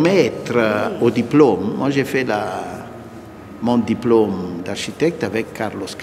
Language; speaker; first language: French; non-native, fluent; Italian